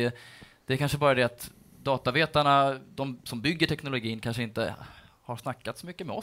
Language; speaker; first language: Swedish; native; Swedish